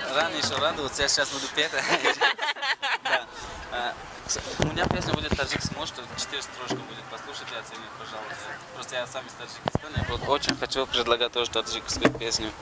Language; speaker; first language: Russian; non-native, local second language; Tajik